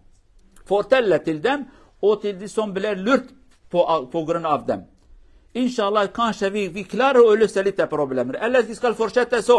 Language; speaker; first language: Norwegian; non-native, learner; Kurdish